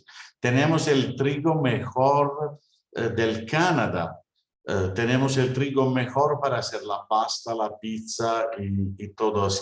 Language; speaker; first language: Spanish; non-native, fluent; Italian